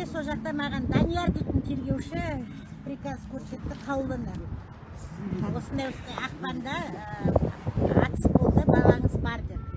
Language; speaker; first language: Kazakh; native; Kazakh